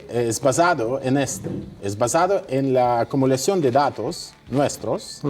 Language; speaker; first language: Spanish; non-native, fluent; Russian